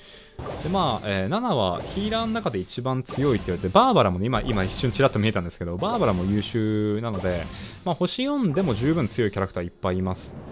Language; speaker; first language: Japanese; native; Japanese